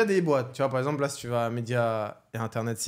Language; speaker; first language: French; native; French